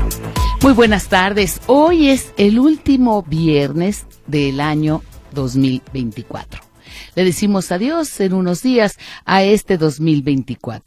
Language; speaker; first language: Spanish; native; Spanish